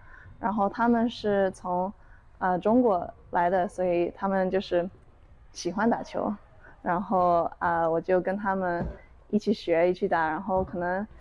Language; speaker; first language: Chinese; early bilingual, heritage; Chinese